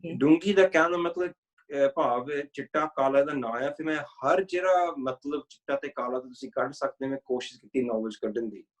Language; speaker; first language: Punjabi; early bilingual, heritage; Punjabi